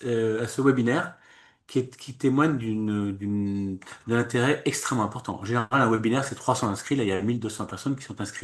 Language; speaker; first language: French; native; French